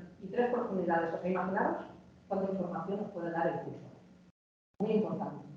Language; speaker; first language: Spanish; native; Spanish